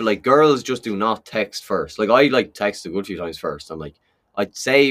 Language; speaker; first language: English; native; English